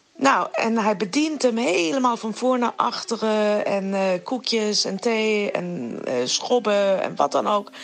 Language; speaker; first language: Dutch; non-native, fluent; Persian